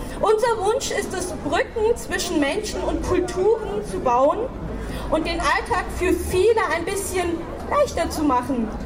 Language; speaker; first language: German; native; German